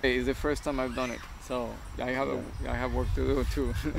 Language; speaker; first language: English; non-native, fluent; Spanish